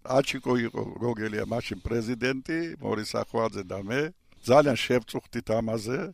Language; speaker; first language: Georgian; non-native, local second language; Russian